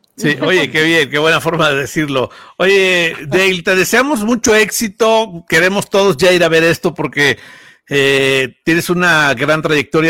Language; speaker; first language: Spanish; native; Spanish